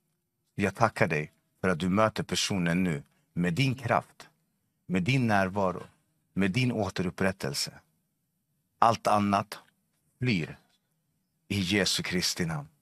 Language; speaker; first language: Swedish; non-native, fluent; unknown